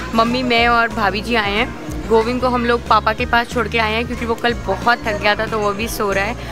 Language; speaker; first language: Hindi; native; Hindi